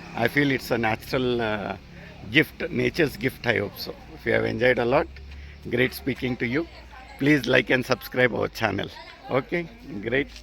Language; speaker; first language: English; non-native, local second language; Telugu